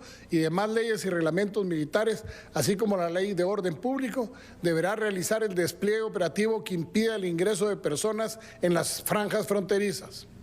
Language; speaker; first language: Spanish; native; Spanish